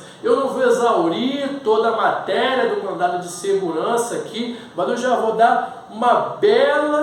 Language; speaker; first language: Portuguese; native; Portuguese